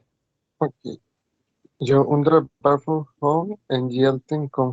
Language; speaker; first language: Swedish; non-native, learner; Spanish